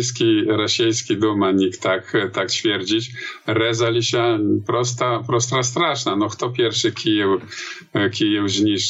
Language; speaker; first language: Polish; non-native, learner; Belarusian